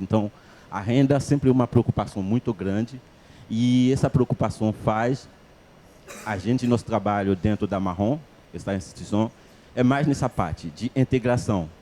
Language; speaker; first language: Portuguese; non-native, fluent; Haitian Creole